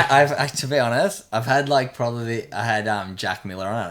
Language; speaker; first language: English; native; English